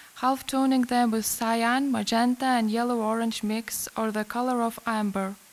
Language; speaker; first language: English; non-native, fluent; Lithuanian